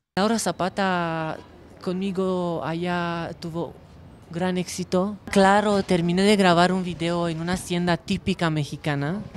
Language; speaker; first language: Spanish; non-native, fluent; Romanian